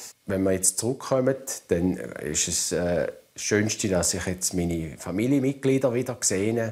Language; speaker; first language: German; native; German